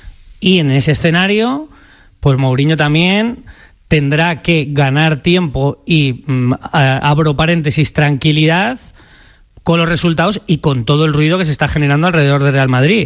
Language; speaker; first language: Spanish; native; Spanish